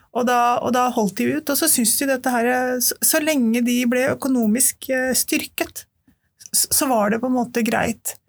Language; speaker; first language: Norwegian; early bilingual, other home language; Urdu